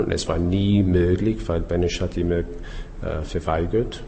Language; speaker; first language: German; non-native, learner; English